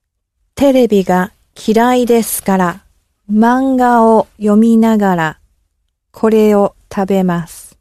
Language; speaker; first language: Japanese; non-native, learner; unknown